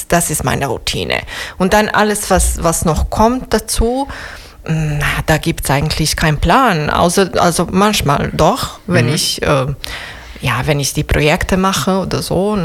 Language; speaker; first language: German; non-native, fluent; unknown